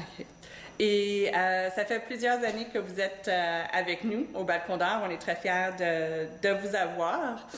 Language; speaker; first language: French; native; French